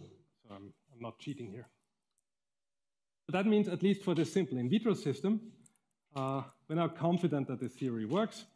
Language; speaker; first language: English; non-native, fluent; German